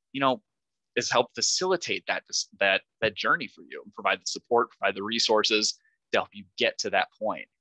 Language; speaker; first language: English; native; English